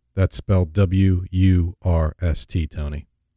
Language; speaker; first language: English; native; English